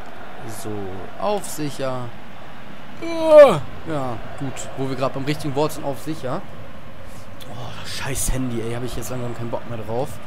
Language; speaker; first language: German; native; German